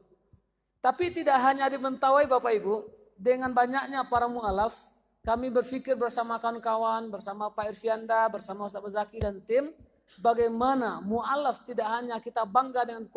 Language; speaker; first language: Indonesian; non-native, local second language; Minangkabau